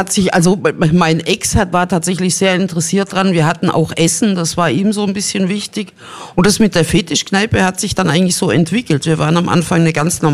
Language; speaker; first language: German; native; German